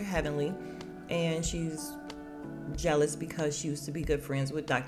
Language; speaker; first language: English; native; English